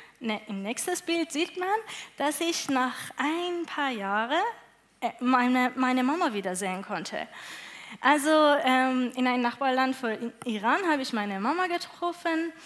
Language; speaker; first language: German; non-native, learner; Persian